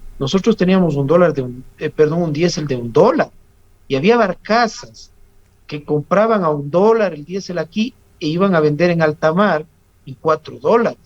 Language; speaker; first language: Spanish; native; Spanish